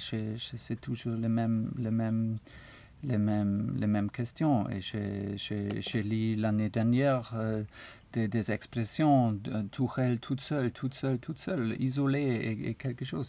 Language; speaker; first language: French; non-native, learner; German